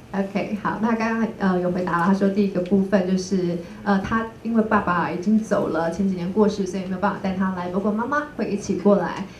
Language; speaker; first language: Chinese; native; Chinese